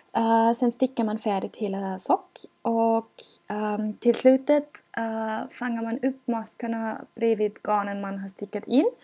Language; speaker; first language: Swedish; non-native, fluent; German